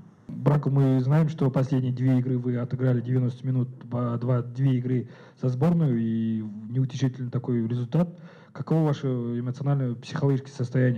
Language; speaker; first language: Russian; native; Russian